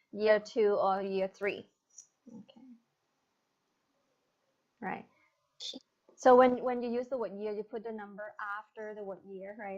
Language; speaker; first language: English; non-native, fluent; Thai